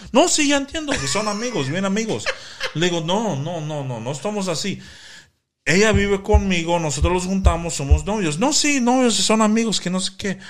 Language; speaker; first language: Spanish; early bilingual, heritage; Spanish